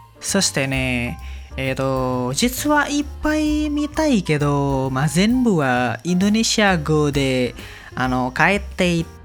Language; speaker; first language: Japanese; non-native, learner; Indonesian